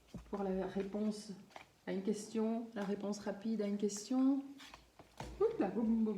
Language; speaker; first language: French; native; French